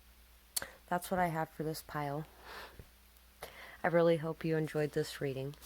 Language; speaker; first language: English; native; English